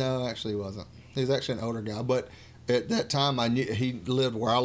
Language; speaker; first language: English; native; English